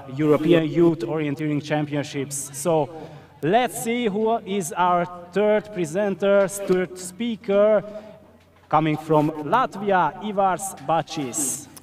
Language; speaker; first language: English; non-native, fluent; Hungarian